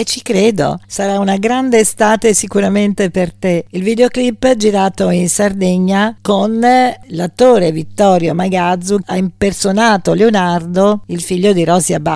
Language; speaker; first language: Italian; native; Italian